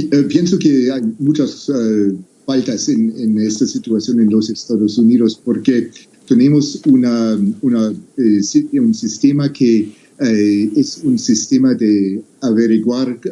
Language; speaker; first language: Spanish; non-native, fluent; English